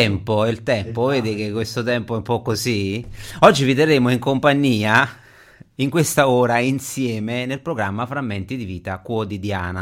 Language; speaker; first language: Italian; native; Italian